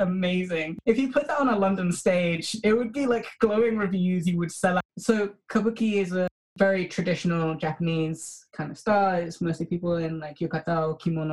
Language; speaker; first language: English; native; English